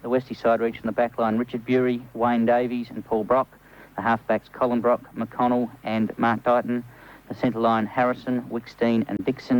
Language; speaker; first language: English; native; English